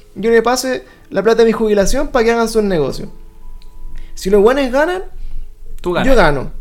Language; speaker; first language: Spanish; native; Spanish